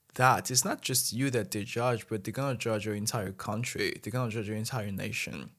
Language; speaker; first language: English; non-native, fluent; Malagasy